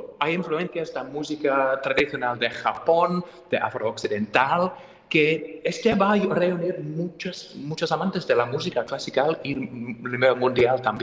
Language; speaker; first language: Spanish; non-native, fluent; English